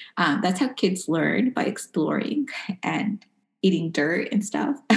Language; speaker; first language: English; early bilingual, other home language; Spanish